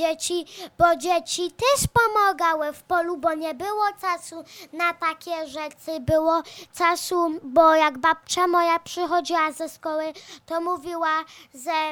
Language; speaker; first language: Polish; early bilingual, heritage; Polish